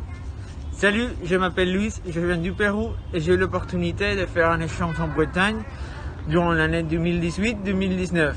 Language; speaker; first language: French; non-native, fluent; Spanish